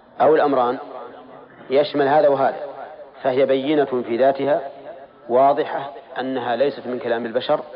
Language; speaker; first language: Arabic; native; Arabic